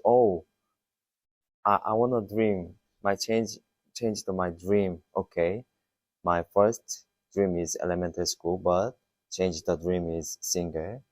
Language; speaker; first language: English; non-native, learner; Korean